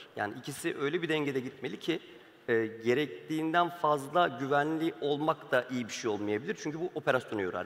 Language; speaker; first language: Turkish; native; Turkish